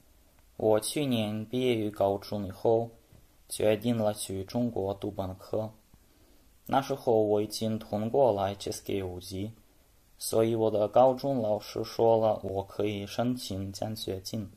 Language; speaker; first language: Chinese; non-native, fluent; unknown